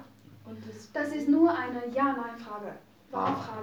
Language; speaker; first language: German; non-native, fluent; Chinese